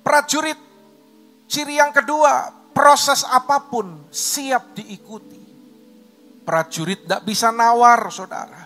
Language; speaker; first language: Indonesian; native; Indonesian